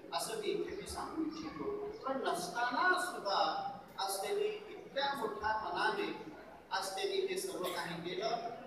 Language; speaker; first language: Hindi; non-native, local second language; Marathi